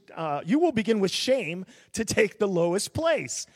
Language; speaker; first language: English; native; English